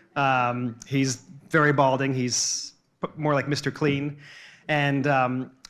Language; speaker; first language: English; native; English